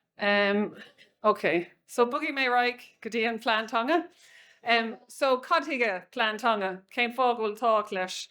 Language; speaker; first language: Irish; non-native, local second language; English